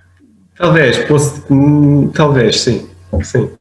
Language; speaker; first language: Portuguese; non-native, fluent; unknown